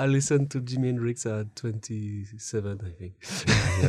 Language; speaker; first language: English; non-native, learner; French